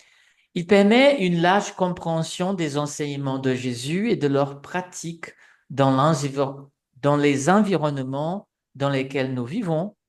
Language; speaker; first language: French; non-native, fluent; Portuguese